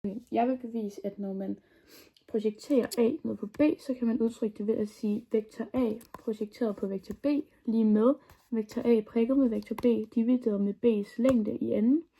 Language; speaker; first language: Danish; native; Danish